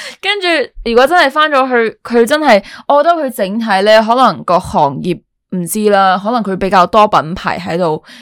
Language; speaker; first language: Cantonese; non-native, local second language; Chinese